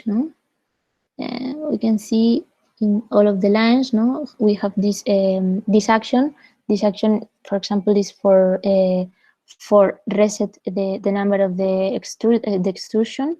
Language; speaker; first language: English; non-native, fluent; Spanish